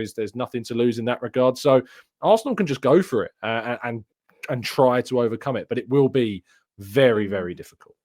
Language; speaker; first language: English; native; English